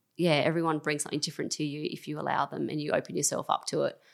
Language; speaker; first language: English; native; English